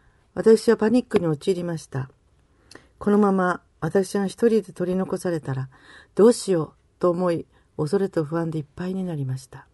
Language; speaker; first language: Japanese; native; Japanese